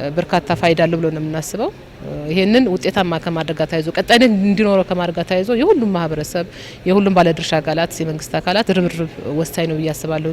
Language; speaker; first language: Amharic; native; Amharic